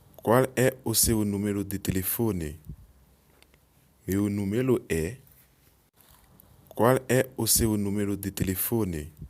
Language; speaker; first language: Portuguese; non-native, learner; Haitian Creole